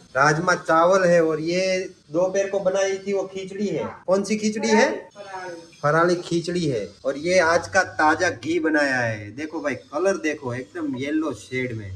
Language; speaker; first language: Hindi; non-native, local second language; Gujarati